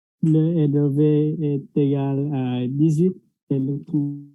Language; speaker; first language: French; non-native, fluent; Vietnamese